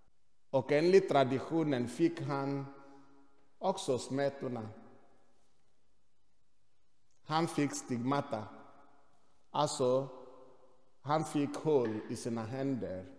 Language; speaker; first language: Swedish; non-native, fluent; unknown